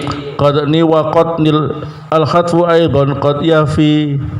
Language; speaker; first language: Arabic; non-native, fluent; Indonesian